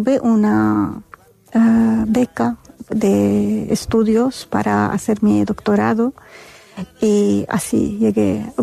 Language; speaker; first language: Spanish; non-native, fluent; Arabic